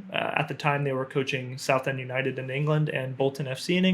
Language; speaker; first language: English; native; English